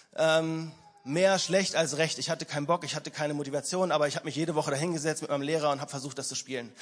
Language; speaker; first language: German; native; German